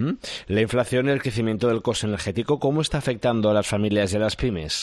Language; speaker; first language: Spanish; native; Spanish